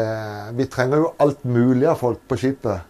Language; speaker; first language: Norwegian; native; Norwegian